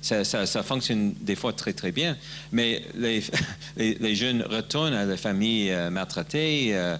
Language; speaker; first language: French; non-native, learner; English